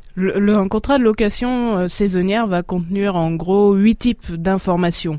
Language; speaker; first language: French; native; French